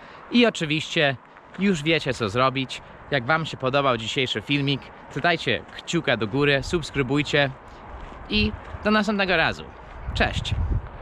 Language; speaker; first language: Polish; non-native, fluent; English